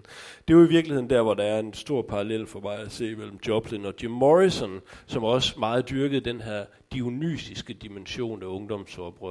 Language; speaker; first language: Danish; native; Danish